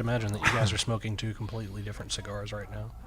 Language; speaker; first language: English; native; English